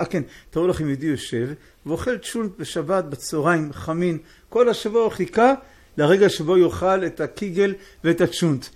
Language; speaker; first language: Hebrew; native; Hebrew